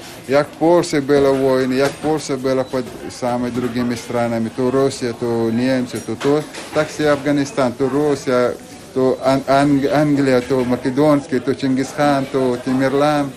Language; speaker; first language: Polish; non-native, learner; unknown